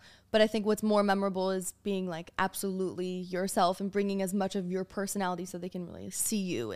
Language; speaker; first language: English; non-native, fluent; French